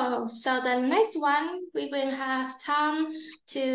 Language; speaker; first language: English; non-native, learner; Vietnamese